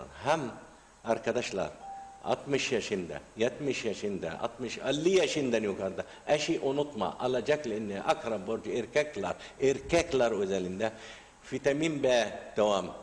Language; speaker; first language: Turkish; non-native, learner; Arabic